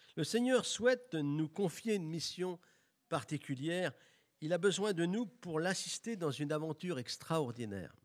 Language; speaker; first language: French; native; French